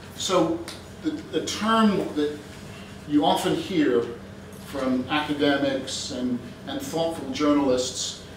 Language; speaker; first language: English; native; English